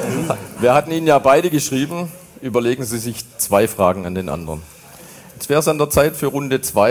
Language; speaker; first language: German; native; German